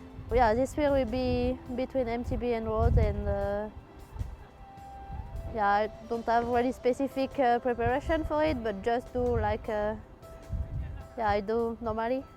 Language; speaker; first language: English; non-native, fluent; French